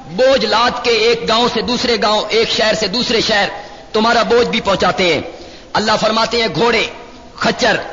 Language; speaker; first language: Urdu; non-native, local second language; Punjabi